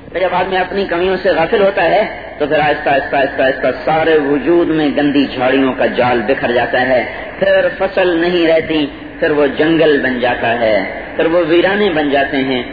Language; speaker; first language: Urdu; non-native, local second language; Punjabi